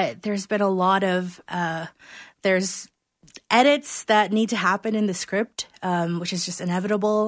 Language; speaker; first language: English; non-native, local second language; Filipino